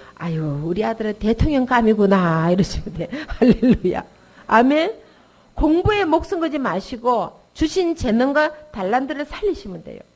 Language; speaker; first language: Korean; native; Korean